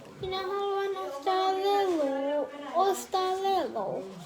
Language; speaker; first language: Finnish; non-native, learner; Thai